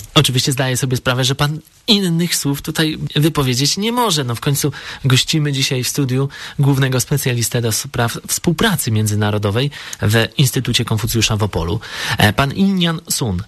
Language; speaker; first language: Polish; native; Polish